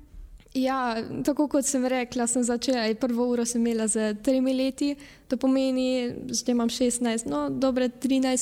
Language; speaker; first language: Slovenian; early bilingual, heritage; Slovenian